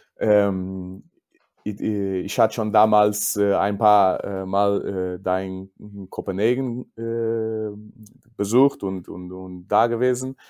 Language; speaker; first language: German; non-native, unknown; Portuguese